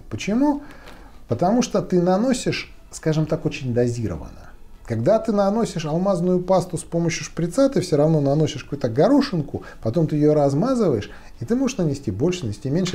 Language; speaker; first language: Russian; native; Russian